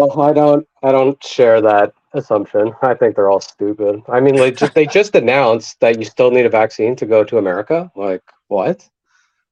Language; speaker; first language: English; native; English